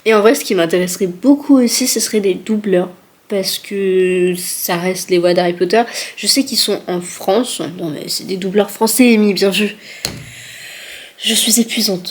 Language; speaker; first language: French; native; French